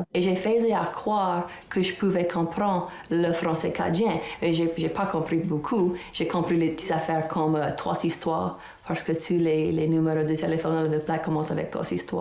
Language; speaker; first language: French; non-native, local second language; English